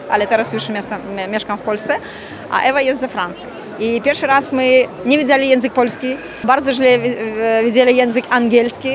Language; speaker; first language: Polish; non-native, learner; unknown